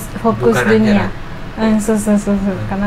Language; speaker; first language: Indonesian; non-native, learner; Japanese